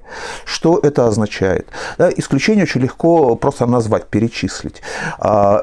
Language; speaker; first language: Russian; native; Russian